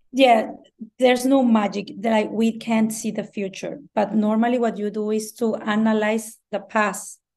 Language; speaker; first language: English; non-native, fluent; Spanish